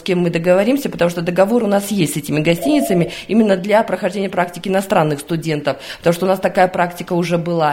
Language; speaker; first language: Russian; native; Russian